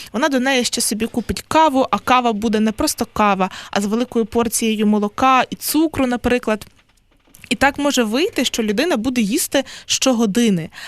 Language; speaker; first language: Ukrainian; native; Ukrainian